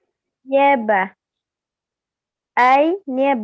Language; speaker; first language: Spanish; non-native, learner; French